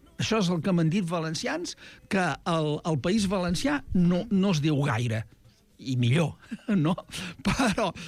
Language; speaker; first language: Catalan; native; Catalan